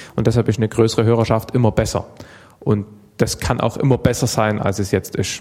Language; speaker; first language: German; native; German